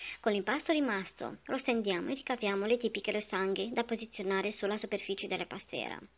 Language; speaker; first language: Italian; non-native, fluent; Romanian